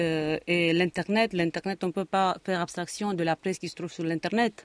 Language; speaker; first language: French; non-native, fluent; Romanian